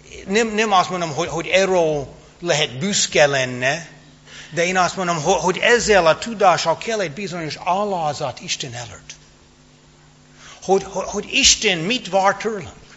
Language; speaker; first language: Hungarian; non-native, fluent; English